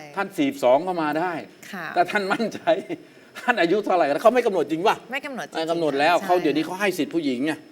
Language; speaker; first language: Thai; native; Thai